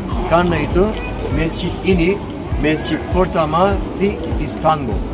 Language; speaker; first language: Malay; non-native, learner; Turkish